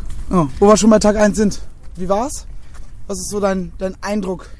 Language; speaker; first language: German; native; German